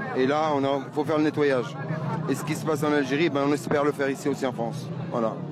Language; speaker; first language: French; early bilingual, other home language; Arabic